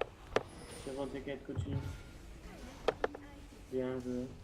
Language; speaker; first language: French; non-native, fluent; Portuguese